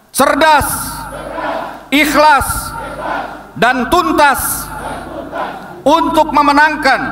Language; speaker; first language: Indonesian; native; Indonesian